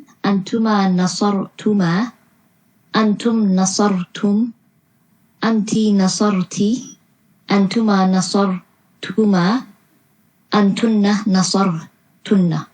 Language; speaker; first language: Arabic; non-native, learner; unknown